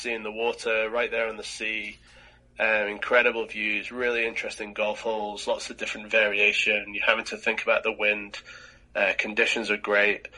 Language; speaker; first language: English; native; English